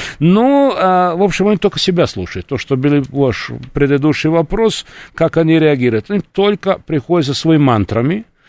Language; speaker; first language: Russian; non-native, fluent; Serbian